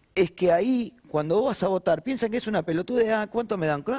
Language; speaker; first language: Spanish; native; Spanish